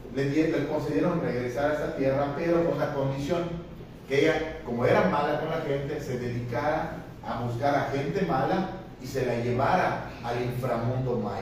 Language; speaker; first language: Spanish; native; Spanish